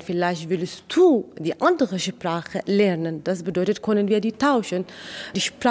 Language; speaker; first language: German; non-native, learner; Kurdish